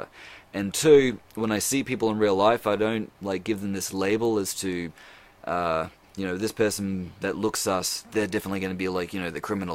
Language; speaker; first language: English; native; English